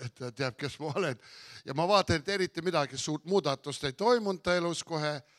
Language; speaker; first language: Estonian; early bilingual, heritage; Estonian